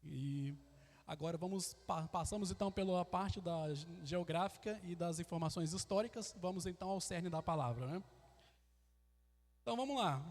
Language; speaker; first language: Portuguese; native; Portuguese